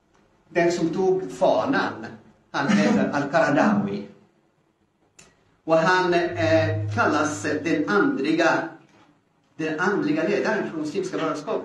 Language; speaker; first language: Swedish; non-native, fluent; Arabic